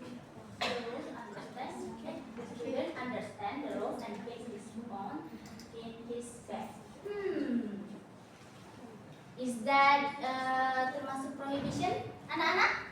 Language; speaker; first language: English; non-native, learner; Indonesian